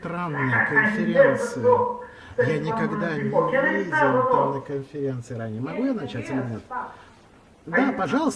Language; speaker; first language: Russian; non-native, local second language; Azerbaijani